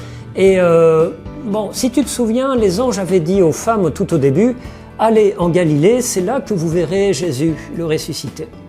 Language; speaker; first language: French; native; French